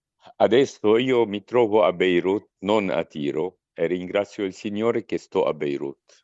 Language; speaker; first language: Italian; non-native, fluent; Arabic